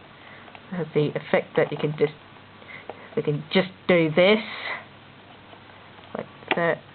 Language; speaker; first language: English; native; English